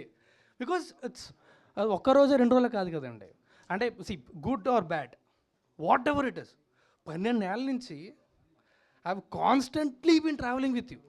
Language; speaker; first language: Telugu; native; Telugu